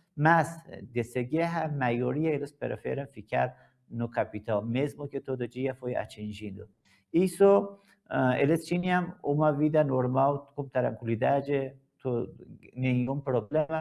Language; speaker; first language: Portuguese; non-native, learner; Persian